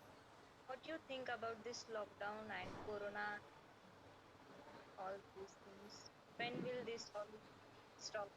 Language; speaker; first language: English; non-native, learner; Marathi